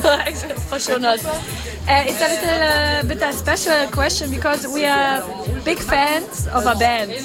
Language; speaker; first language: English; non-native, learner; German